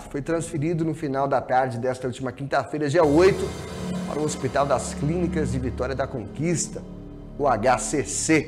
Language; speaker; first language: Portuguese; native; Portuguese